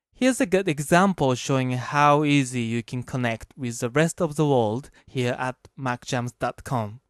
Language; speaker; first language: English; non-native, fluent; Japanese